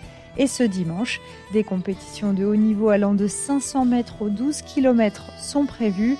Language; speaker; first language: French; native; French